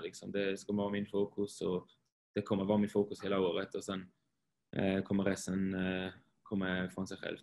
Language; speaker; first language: Swedish; non-native, fluent; Swiss German